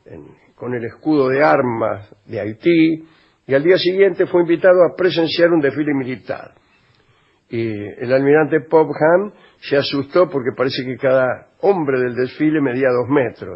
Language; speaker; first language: Spanish; native; Spanish